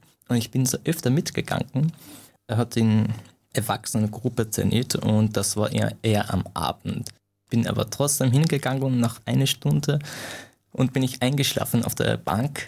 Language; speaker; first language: German; non-native, fluent; Persian